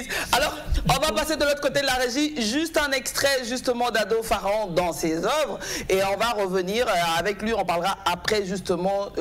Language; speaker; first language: French; native; French